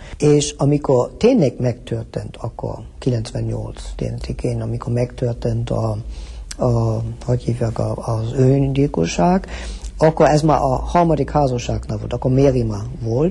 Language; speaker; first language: Hungarian; early bilingual, heritage; Hungarian